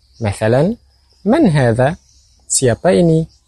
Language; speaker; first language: Indonesian; non-native, fluent; Arabic